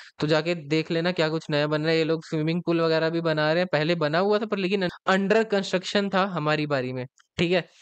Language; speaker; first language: Hindi; native; Hindi